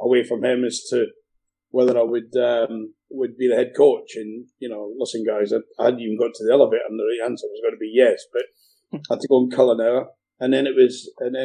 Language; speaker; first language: English; native; English